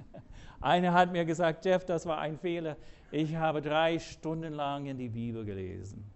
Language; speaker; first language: German; non-native, fluent; English